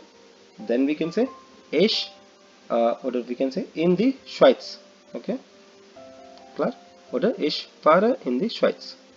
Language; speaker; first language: German; non-native, learner; Hindi